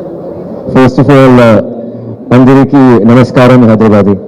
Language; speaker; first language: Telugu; non-native, learner; Hindi